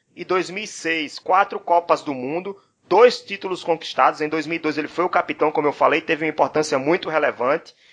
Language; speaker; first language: Portuguese; native; Portuguese